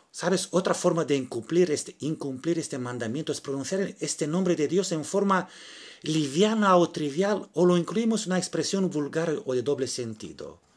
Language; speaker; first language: Spanish; non-native, fluent; Romanian